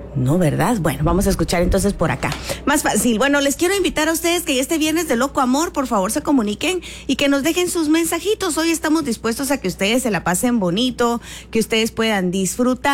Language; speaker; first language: Spanish; native; Spanish